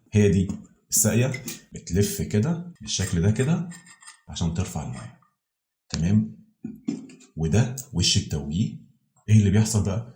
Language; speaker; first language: Arabic; native; Arabic